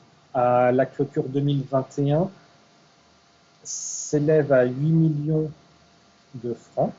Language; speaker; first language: French; native; French